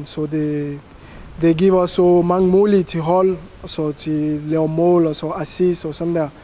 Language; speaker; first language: Danish; non-native, learner; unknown